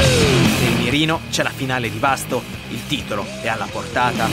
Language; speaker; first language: Italian; native; Italian